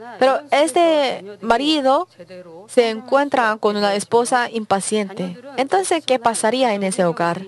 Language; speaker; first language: Spanish; non-native, learner; Korean